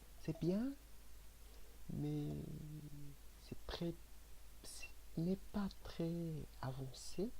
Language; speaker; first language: French; non-native, learner; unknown